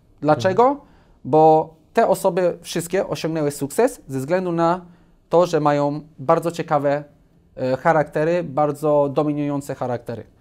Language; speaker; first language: Polish; early bilingual, heritage; Polish